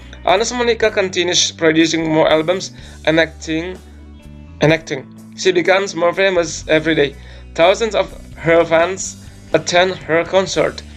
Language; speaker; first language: English; non-native, fluent; Indonesian